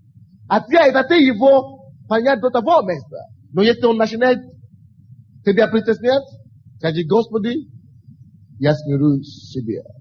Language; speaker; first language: Russian; non-native, fluent; Yoruba